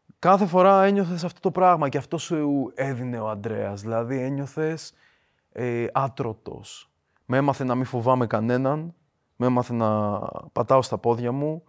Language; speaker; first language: Greek; early bilingual, other home language; Russian